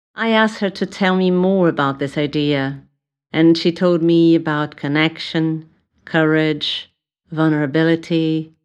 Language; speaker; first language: English; non-native, fluent; Portuguese